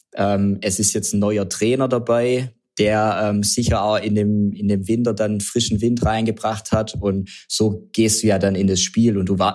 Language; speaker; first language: German; native; German